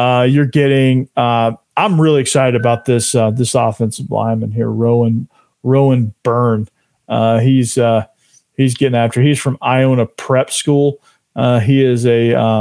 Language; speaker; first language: English; native; English